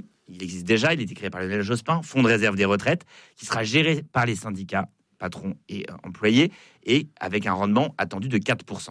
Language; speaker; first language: French; native; French